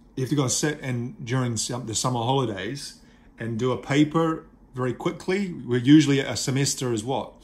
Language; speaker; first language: English; native; English